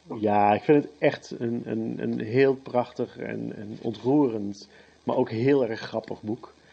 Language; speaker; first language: Dutch; native; Dutch